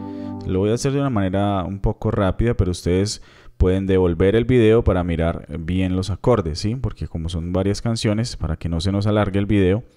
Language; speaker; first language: Spanish; native; Spanish